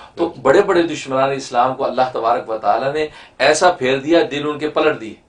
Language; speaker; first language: Urdu; native; Urdu